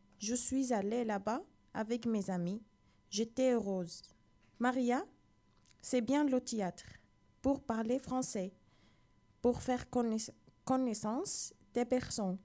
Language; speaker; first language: French; non-native, learner; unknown